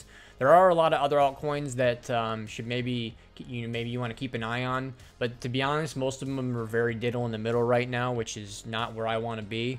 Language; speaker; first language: English; native; English